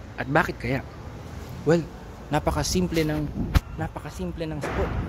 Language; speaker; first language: Filipino; native; Filipino